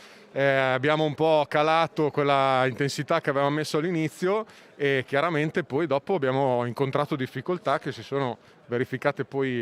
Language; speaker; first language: Italian; native; Italian